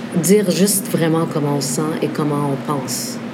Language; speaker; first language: French; early bilingual, other home language; Arabic